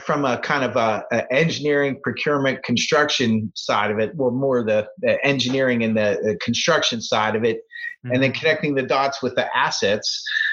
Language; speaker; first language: English; native; English